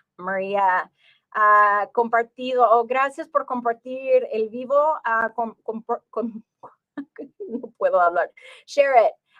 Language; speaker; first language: Spanish; early bilingual, heritage; English